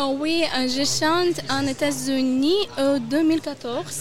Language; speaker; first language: French; non-native, learner; Ukrainian